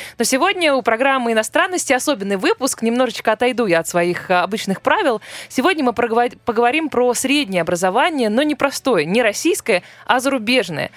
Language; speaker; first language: Russian; native; Russian